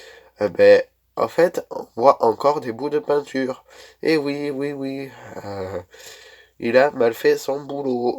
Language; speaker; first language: French; native; French